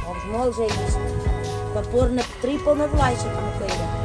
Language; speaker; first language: Portuguese; native; Portuguese